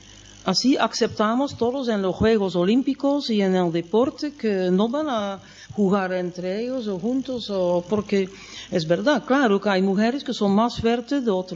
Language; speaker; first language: Spanish; non-native, fluent; Dutch